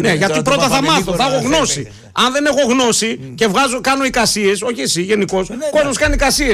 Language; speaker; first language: Greek; native; Greek